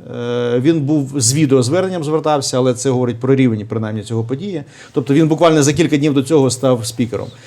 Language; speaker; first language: Ukrainian; native; Ukrainian